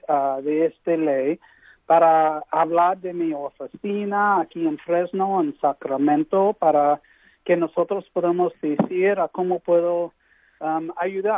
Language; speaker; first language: Spanish; early bilingual, heritage; English